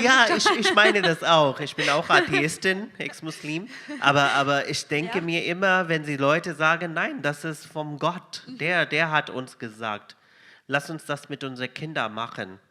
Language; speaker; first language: German; non-native, fluent; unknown